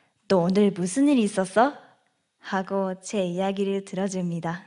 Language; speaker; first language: Korean; non-native, fluent; Japanese